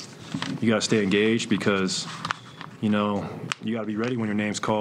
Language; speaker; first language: English; native; English